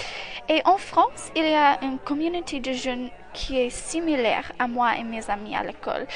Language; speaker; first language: French; non-native, learner; English